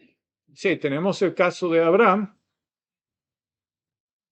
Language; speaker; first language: Spanish; non-native, fluent; English